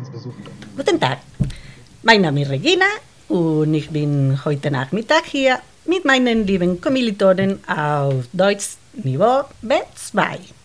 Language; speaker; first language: German; non-native, learner; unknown